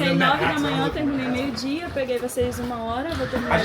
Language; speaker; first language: Portuguese; native; Portuguese